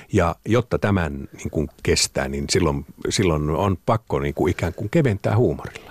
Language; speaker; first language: Finnish; native; Finnish